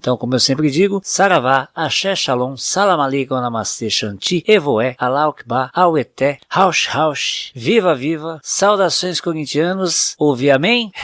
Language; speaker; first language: Portuguese; native; Portuguese